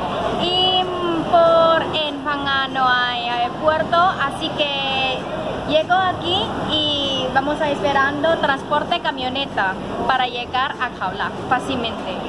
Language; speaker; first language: Spanish; non-native, learner; Thai